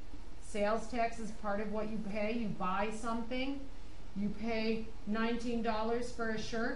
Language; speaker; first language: English; native; English